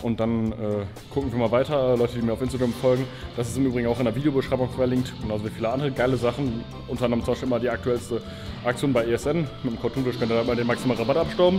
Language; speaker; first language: German; native; German